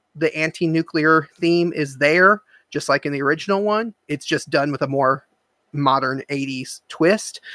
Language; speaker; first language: English; native; English